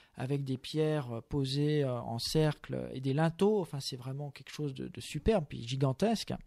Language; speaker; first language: French; native; French